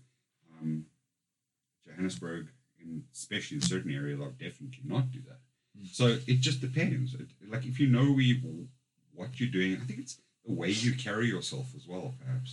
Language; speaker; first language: English; native; English